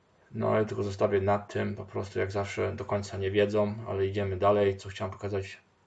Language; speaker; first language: Polish; early bilingual, heritage; Polish